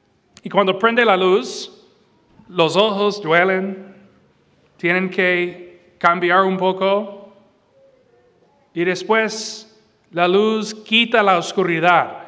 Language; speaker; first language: Spanish; non-native, fluent; English